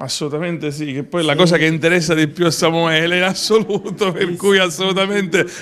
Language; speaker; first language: Italian; native; Italian